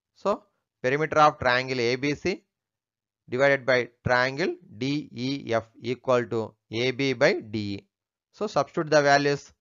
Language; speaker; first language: English; non-native, local second language; Telugu